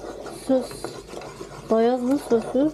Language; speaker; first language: Turkish; non-native, learner; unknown